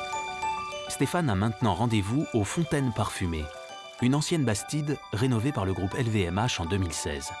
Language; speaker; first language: French; native; French